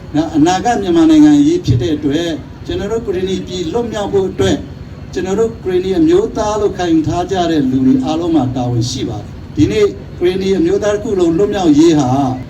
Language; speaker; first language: Burmese; non-native, local second language; Western Kayah